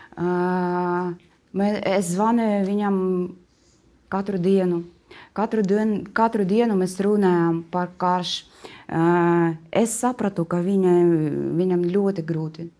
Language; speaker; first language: Latvian; non-native, learner; Russian